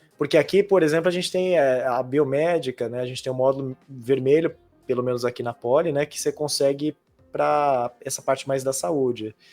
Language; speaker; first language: Portuguese; native; Portuguese